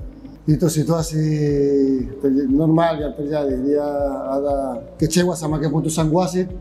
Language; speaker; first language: Indonesian; non-native, fluent; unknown